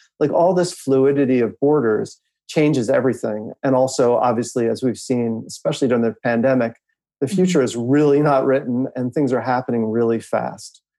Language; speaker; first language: English; native; English